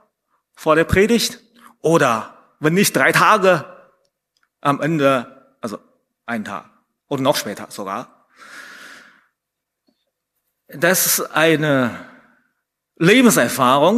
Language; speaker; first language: German; non-native, fluent; Chinese